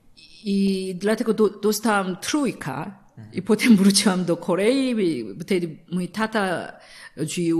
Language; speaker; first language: Polish; non-native, learner; Korean